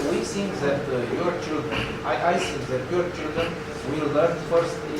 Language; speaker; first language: English; non-native, learner; Romanian